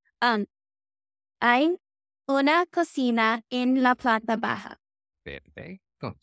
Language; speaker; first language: Spanish; non-native, learner; English